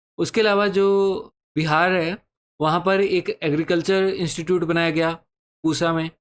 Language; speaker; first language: Hindi; native; Hindi